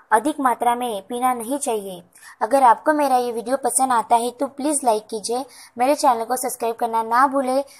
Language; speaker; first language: Hindi; non-native, local second language; Marathi